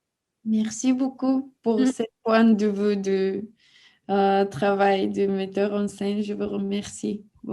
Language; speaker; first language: French; non-native, fluent; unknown